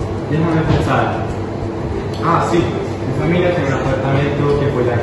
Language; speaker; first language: Spanish; non-native, learner; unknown